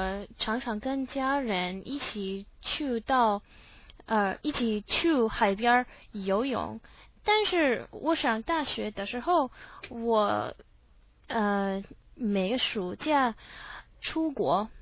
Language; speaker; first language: Chinese; non-native, learner; English